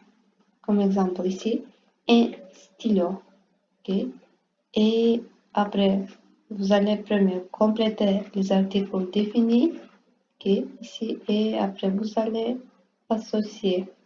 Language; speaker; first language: French; non-native, learner; Portuguese